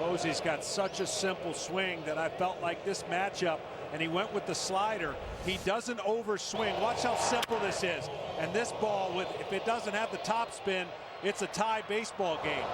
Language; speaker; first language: English; native; English